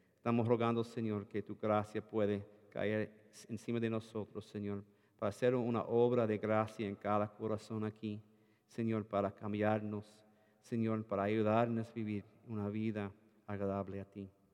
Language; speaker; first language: Spanish; non-native, fluent; English